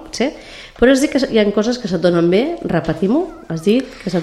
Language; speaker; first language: Catalan; native; Catalan